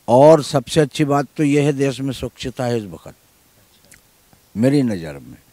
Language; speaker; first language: Hindi; native; Hindi